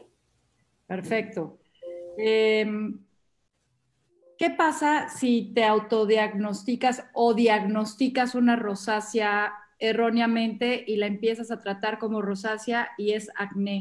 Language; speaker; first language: Spanish; native; Spanish